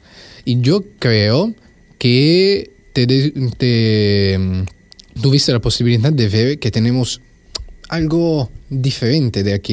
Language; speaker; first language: Spanish; non-native, fluent; Italian